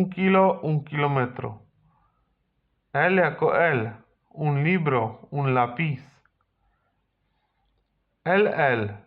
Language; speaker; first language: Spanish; non-native, fluent; Polish